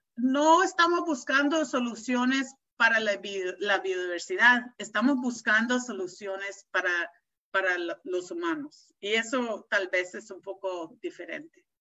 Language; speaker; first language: Spanish; non-native, fluent; English